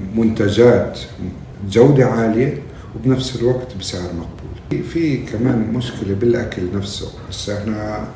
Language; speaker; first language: Arabic; native; Arabic